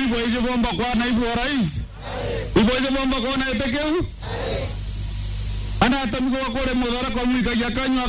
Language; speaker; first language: Swahili; non-native, local second language; Meru